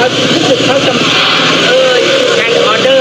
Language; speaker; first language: Thai; native; Thai